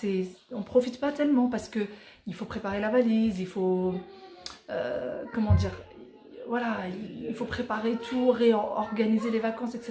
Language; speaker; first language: French; native; French